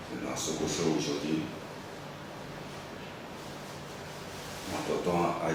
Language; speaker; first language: French; non-native, local second language; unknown